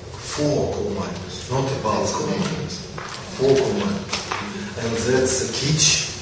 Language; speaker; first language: English; non-native, learner; Russian